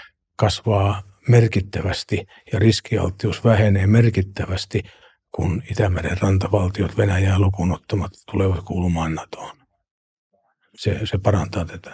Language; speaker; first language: Finnish; native; Finnish